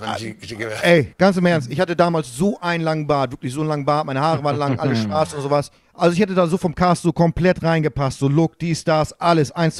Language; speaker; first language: German; native; German